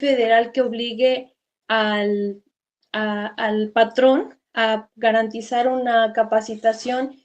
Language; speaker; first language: Spanish; native; Spanish